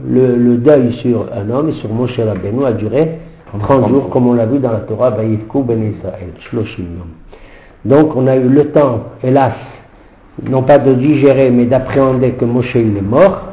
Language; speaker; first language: French; native; French